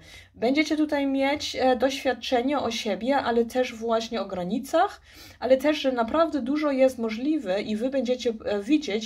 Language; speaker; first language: Polish; early bilingual, heritage; Polish